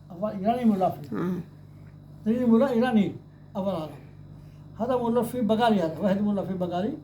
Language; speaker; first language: Arabic; non-native, learner; Urdu